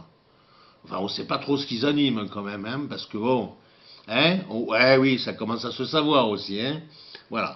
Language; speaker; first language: French; native; French